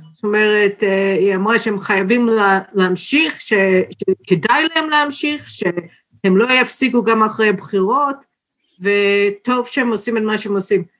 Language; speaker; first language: Hebrew; non-native, fluent; English